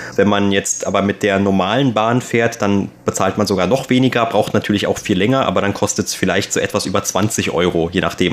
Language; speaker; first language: German; native; German